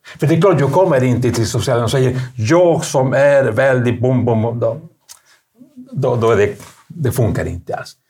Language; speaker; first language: Swedish; non-native, fluent; Spanish